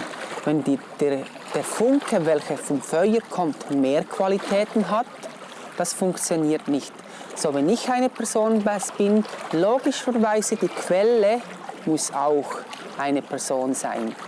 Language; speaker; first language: German; non-native, fluent; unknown